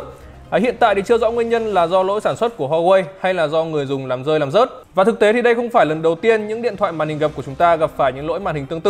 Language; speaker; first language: Vietnamese; native; Vietnamese